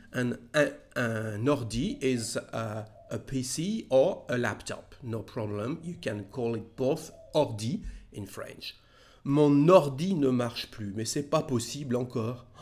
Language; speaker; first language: French; native; French